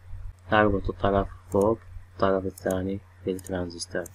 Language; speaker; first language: Arabic; native; Arabic